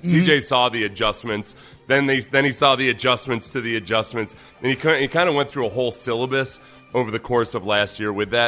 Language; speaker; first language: English; native; English